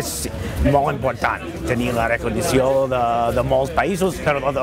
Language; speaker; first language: Catalan; non-native, fluent; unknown